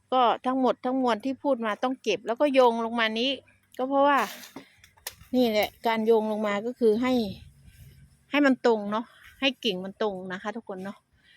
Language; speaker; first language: Thai; native; Thai